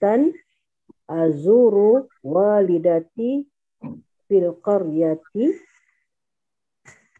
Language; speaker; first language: Arabic; non-native, learner; Malay